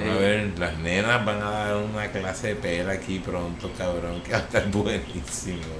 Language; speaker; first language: Spanish; native; Spanish